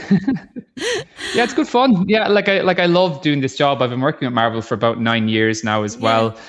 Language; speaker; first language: English; native; English